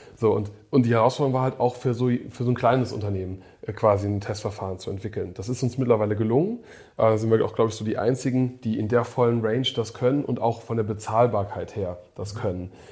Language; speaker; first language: German; early bilingual, other home language; English